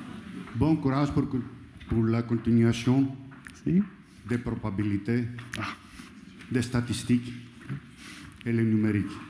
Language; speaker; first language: French; non-native, learner; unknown